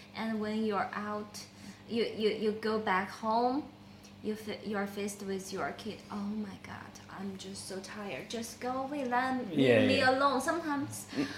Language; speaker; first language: English; non-native, learner; Chinese